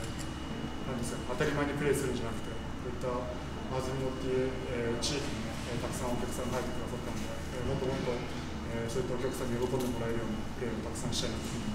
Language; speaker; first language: Japanese; native; Japanese